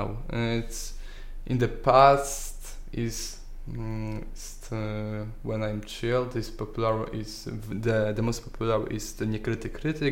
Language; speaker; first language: English; non-native, learner; Polish